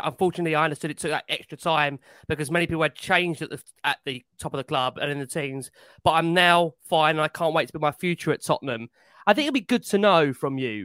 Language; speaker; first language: English; native; English